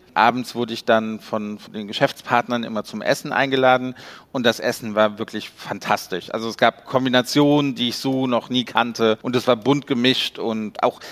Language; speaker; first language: German; native; German